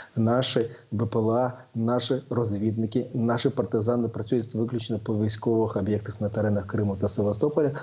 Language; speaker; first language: Ukrainian; native; Ukrainian